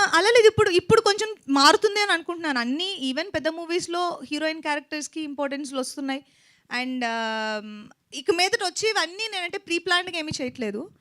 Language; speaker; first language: Telugu; native; Telugu